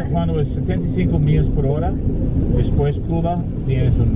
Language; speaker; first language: Spanish; non-native, learner; English